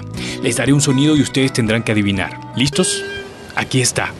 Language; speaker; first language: Spanish; native; Spanish